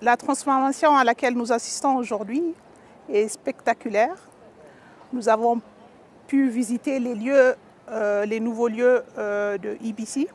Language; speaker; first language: French; non-native, fluent; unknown